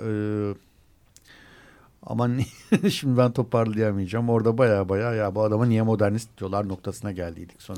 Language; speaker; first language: Turkish; native; Turkish